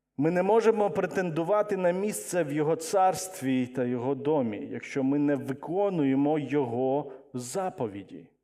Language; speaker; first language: Ukrainian; non-native, local second language; Russian